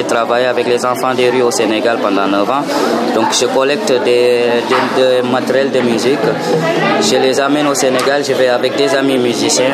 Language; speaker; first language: French; non-native, local second language; Fula